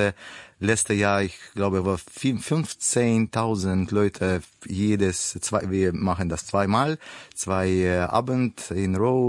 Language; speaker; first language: German; non-native, learner; Russian